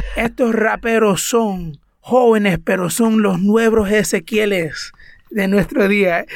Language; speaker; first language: Spanish; early bilingual, heritage; Spanish